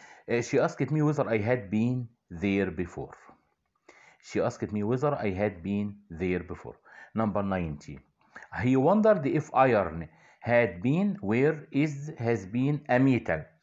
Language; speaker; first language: English; non-native, fluent; Arabic